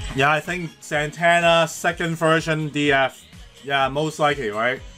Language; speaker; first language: English; non-native, local second language; Cantonese